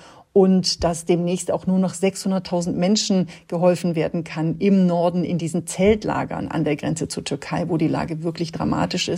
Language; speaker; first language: German; native; German